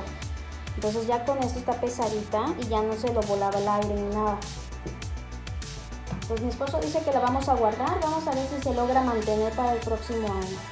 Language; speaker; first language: Spanish; native; Spanish